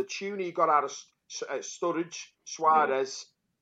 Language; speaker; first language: English; native; English